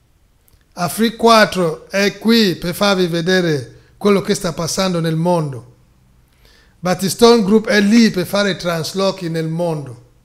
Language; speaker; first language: Italian; non-native, fluent; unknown